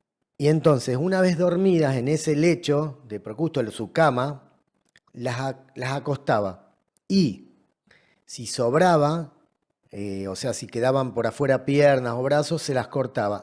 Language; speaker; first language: Spanish; native; Spanish